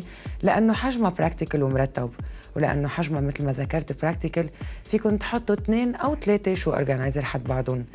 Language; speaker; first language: Arabic; native; Arabic